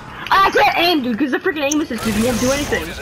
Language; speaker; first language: English; native; English